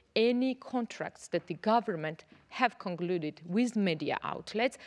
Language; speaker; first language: English; non-native, fluent; Georgian